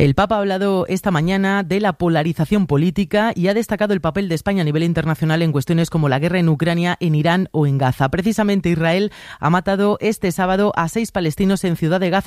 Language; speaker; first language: Spanish; native; Spanish